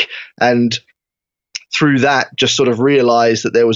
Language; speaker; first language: English; native; English